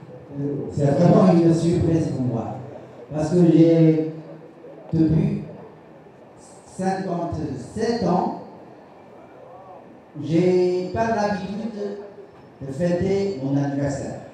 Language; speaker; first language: French; non-native, fluent; Chinese